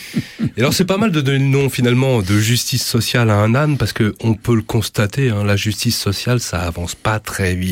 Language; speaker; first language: French; native; French